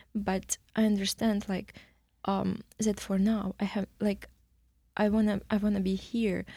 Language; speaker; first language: English; non-native, learner; Ukrainian